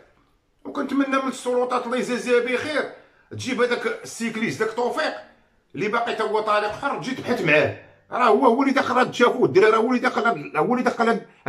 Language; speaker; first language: Arabic; native; Arabic